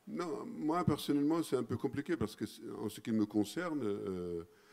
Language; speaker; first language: French; non-native, fluent; Arabic